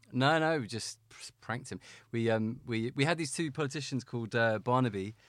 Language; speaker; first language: English; native; English